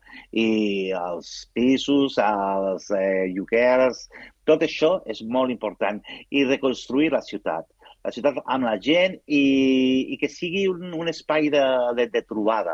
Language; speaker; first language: Catalan; non-native, local second language; Spanish